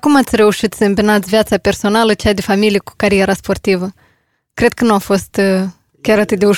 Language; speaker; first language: Romanian; native; Romanian